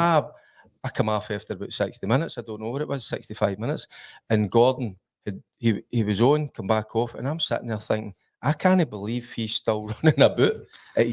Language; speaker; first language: English; native; English